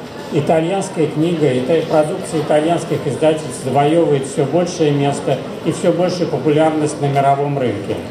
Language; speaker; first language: Russian; native; Russian